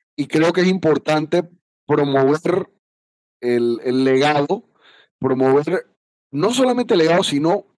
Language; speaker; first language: Spanish; native; Spanish